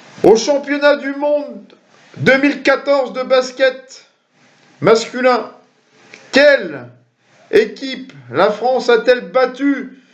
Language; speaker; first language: French; native; French